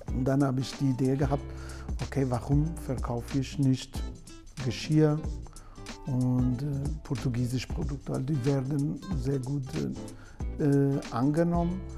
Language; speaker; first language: German; non-native, learner; Portuguese